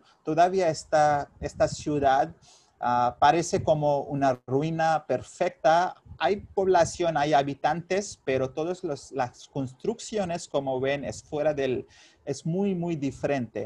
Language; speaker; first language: Spanish; non-native, fluent; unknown